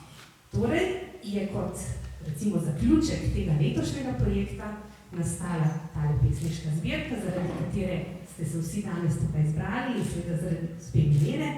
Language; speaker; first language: Slovenian; native; Slovenian